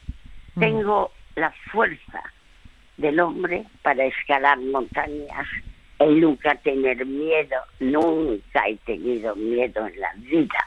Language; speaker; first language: Spanish; early bilingual, other home language; French